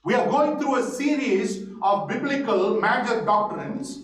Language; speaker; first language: English; non-native, local second language; Tamil